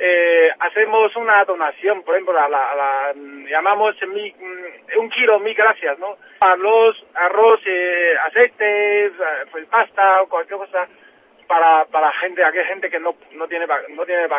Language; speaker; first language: Spanish; non-native, learner; Chinese